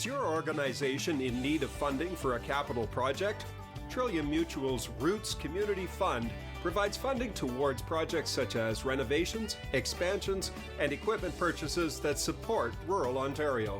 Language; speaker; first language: English; native; English